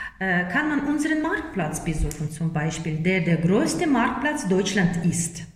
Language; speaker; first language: German; non-native, fluent; Russian